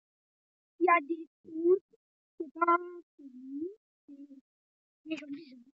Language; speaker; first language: French; non-native, local second language; Morisyen